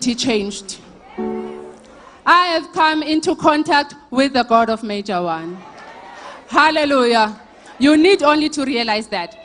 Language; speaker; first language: English; non-native, local second language; Xhosa